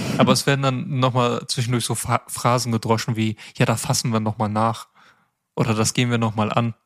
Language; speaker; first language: German; native; German